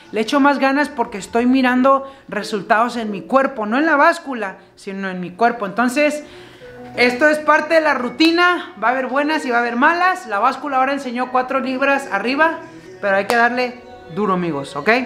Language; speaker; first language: Spanish; native; Spanish